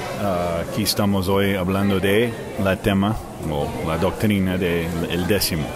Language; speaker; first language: Spanish; non-native, fluent; English